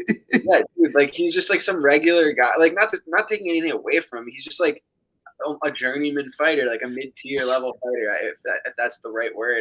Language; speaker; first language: English; native; English